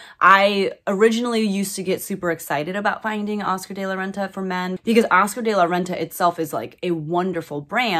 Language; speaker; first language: English; native; English